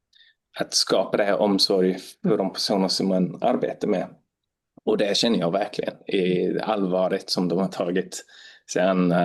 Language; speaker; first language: Swedish; non-native, fluent; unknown